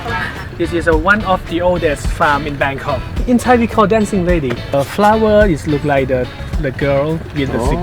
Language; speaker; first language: English; non-native, learner; Thai